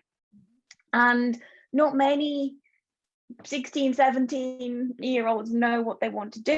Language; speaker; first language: English; non-native, fluent; Bulgarian